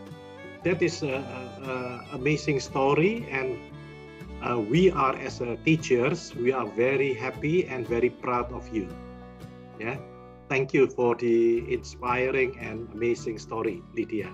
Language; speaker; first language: English; non-native, learner; Indonesian